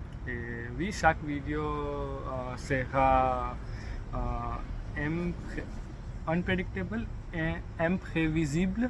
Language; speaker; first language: French; non-native, learner; English